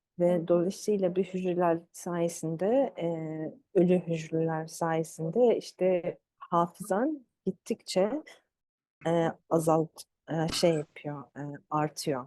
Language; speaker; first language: Turkish; early bilingual, other home language; Arabic